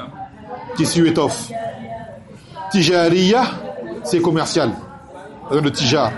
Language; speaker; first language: French; native; French